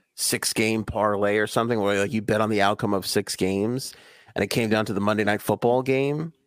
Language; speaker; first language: English; native; English